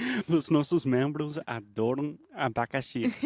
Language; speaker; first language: Portuguese; non-native, fluent; English